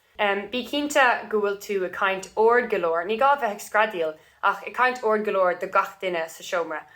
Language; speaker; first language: Irish; non-native, local second language; English